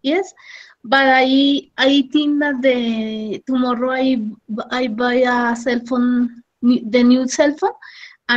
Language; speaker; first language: English; non-native, learner; Spanish